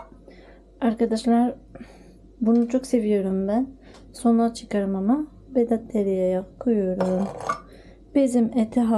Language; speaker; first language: Turkish; non-native, learner; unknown